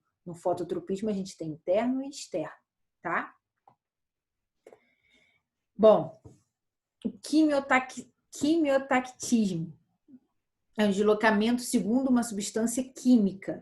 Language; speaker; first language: Portuguese; native; Portuguese